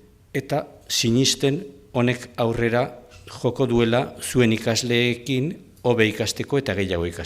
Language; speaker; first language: Basque; native; Basque